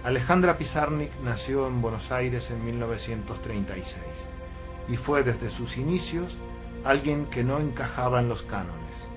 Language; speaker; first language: Spanish; native; Spanish